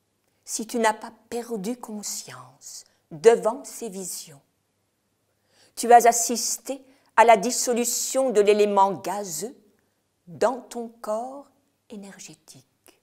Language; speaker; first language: French; native; French